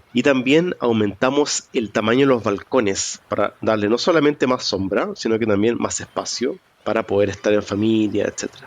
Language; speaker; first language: Spanish; native; Spanish